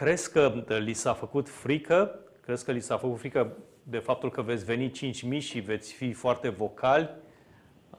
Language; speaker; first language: Romanian; native; Romanian